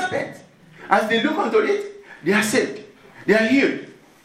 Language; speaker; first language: English; non-native, local second language; Yoruba